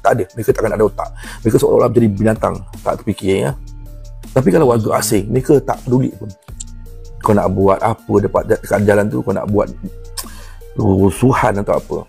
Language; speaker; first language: Malay; native; Malay